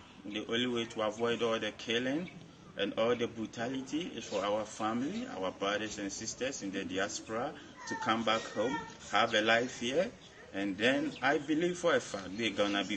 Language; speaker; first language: English; non-native, local second language; Akan